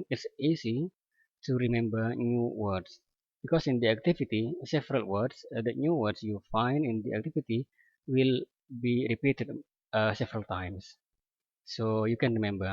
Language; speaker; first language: English; non-native, learner; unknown